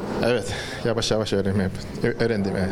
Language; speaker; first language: Turkish; non-native, learner; Korean